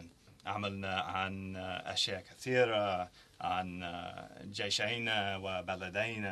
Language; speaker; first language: Arabic; non-native, learner; English